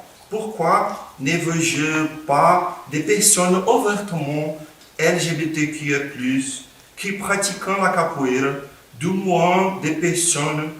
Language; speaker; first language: French; non-native, fluent; Portuguese